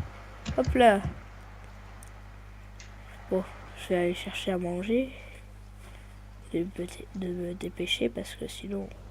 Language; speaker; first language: French; native; French